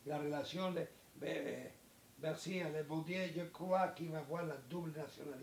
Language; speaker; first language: French; non-native, learner; Spanish